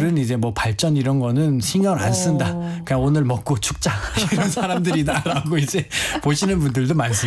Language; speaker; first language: Korean; non-native, fluent; Nepali